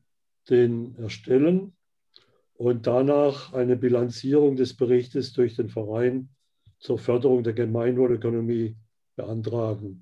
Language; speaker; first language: German; native; German